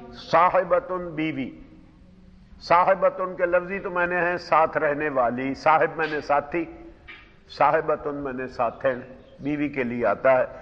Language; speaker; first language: Urdu; non-native, local second language; Punjabi